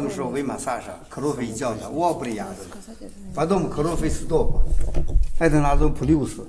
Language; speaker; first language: Russian; non-native, learner; Chinese